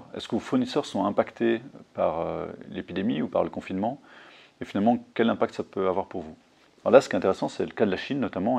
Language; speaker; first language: French; native; French